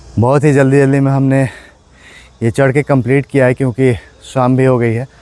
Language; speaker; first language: Hindi; native; Hindi